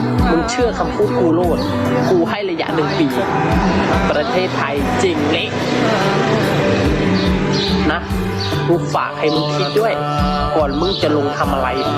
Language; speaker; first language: Thai; non-native, fluent; Khmer